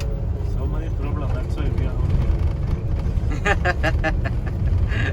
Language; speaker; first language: English; non-native, learner; Tamil